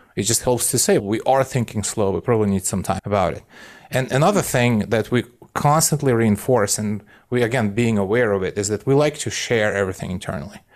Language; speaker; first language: English; non-native, fluent; Russian